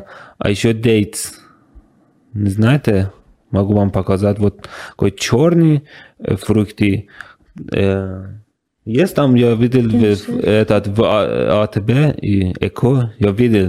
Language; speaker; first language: Russian; non-native, learner; Persian